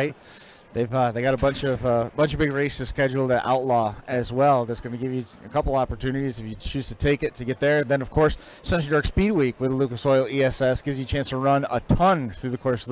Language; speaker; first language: English; native; English